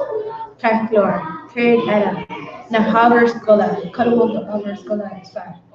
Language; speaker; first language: Irish; non-native, local second language; English